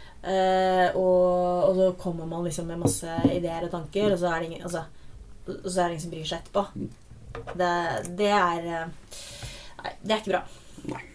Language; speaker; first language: Norwegian; native; Norwegian